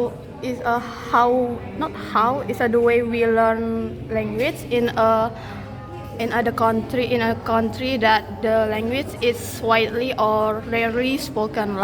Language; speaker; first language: English; non-native, learner; Indonesian